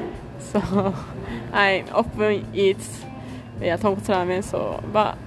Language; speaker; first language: English; non-native, learner; Japanese